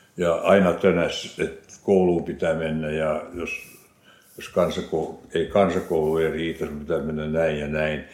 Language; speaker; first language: Finnish; non-native, local second language; Swedish